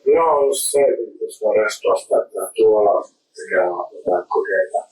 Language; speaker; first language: Finnish; non-native, learner; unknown